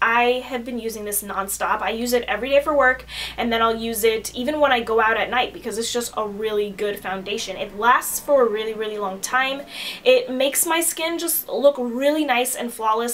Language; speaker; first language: English; native; English